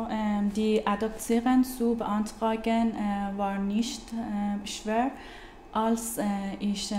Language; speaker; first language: German; non-native, learner; Persian